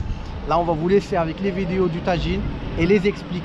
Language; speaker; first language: French; native; French